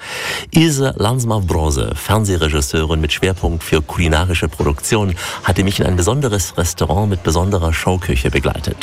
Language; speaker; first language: German; native; German